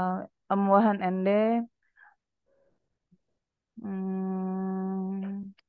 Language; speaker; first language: German; non-native, learner; Indonesian